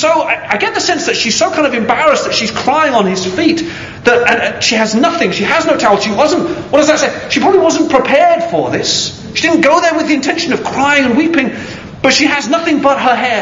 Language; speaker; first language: English; native; English